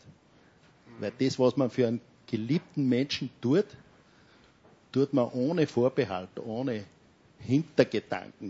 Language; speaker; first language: German; native; German